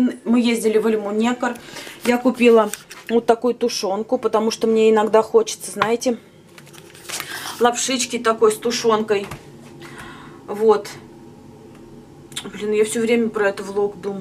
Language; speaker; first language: Russian; native; Russian